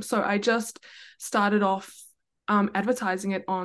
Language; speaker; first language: English; native; English